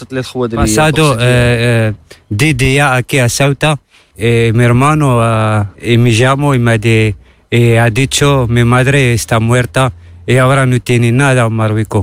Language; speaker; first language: Spanish; non-native, learner; Arabic